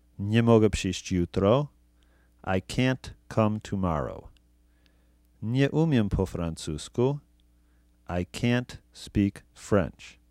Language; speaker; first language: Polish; non-native, fluent; English